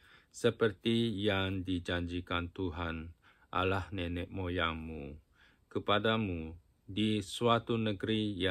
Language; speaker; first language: Indonesian; non-native, fluent; Japanese